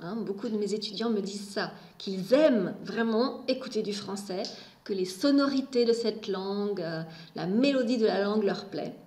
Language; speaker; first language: French; native; French